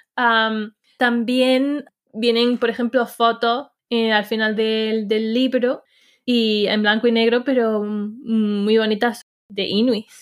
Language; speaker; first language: Spanish; native; Spanish